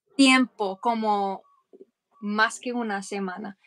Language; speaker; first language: Spanish; non-native, fluent; English